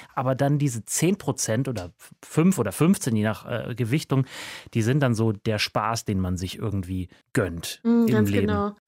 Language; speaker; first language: German; native; German